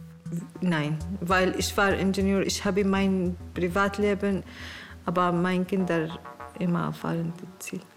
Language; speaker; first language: German; non-native, learner; Arabic